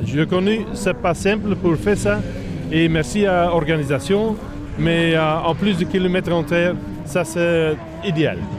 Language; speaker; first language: French; non-native, learner; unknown